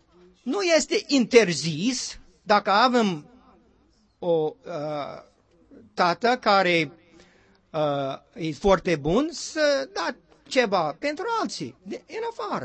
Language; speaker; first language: Romanian; non-native, learner; English